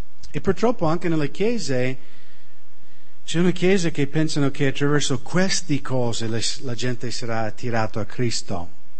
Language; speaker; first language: Italian; non-native, fluent; English